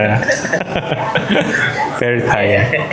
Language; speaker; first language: English; non-native, learner; Korean